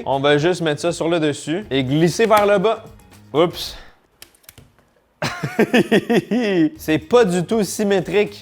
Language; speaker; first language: French; native; French